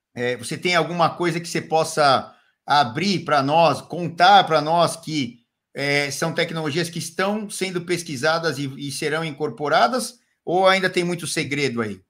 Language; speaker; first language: Portuguese; native; Portuguese